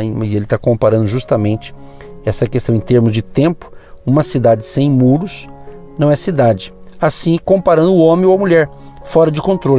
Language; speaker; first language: Portuguese; native; Portuguese